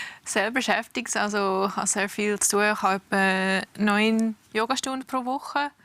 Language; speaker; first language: German; early bilingual, heritage; English